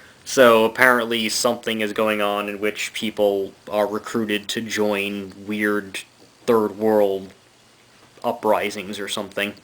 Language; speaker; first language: English; native; English